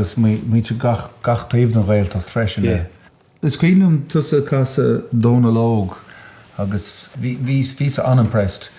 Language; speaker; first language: Irish; native; Irish